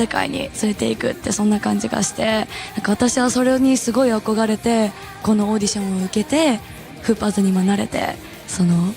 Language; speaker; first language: Japanese; native; Japanese